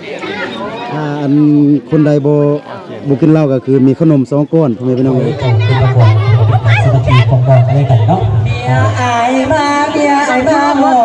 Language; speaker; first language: Thai; non-native, local second language; Lao